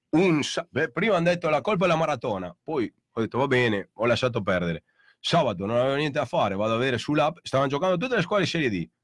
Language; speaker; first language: Italian; native; Italian